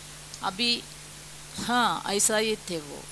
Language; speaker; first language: Hindi; non-native, local second language; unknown